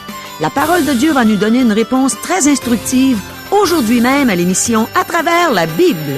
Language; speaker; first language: French; native; French